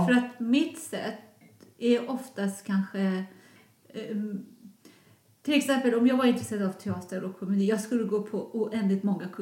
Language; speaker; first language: Swedish; non-native, fluent; Persian